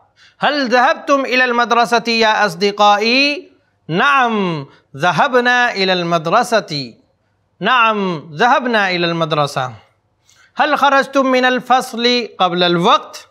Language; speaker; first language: Arabic; non-native, fluent; Urdu